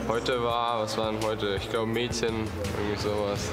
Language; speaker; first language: German; native; German